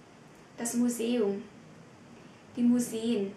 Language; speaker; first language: German; non-native, fluent; Vietnamese